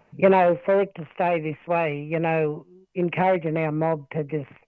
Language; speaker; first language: English; native; English